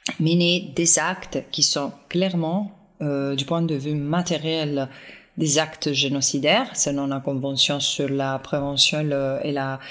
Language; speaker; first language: French; non-native, fluent; Italian